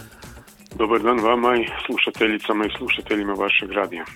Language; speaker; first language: Croatian; native; Croatian